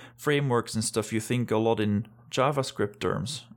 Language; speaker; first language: English; non-native, fluent; Dutch